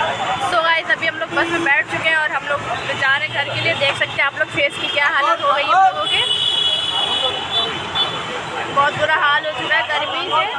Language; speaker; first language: Hindi; native; Hindi